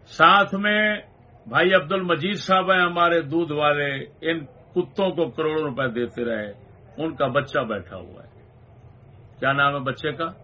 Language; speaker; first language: Urdu; non-native, local second language; Punjabi